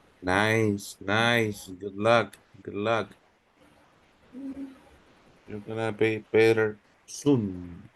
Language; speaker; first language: English; non-native, fluent; Spanish